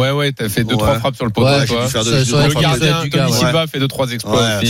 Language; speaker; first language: French; native; French